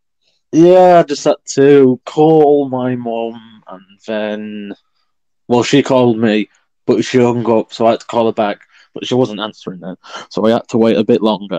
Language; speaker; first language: English; native; English